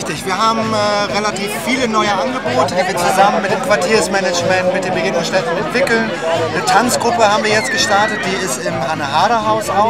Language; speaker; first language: German; native; German